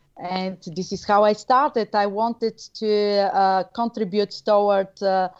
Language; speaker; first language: English; non-native, fluent; Bulgarian